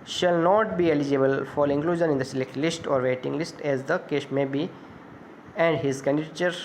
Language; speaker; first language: English; non-native, local second language; Gujarati